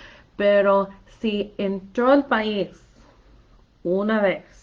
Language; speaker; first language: Spanish; non-native, fluent; English